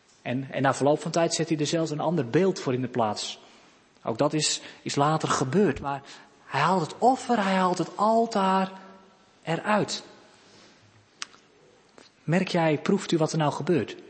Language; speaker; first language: Dutch; native; Dutch